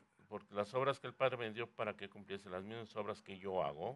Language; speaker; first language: Spanish; native; Spanish